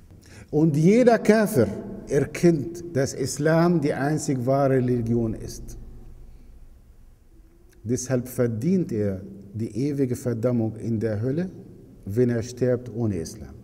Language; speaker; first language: German; non-native, fluent; Arabic